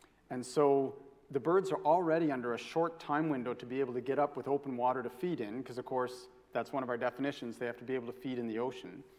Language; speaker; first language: English; native; English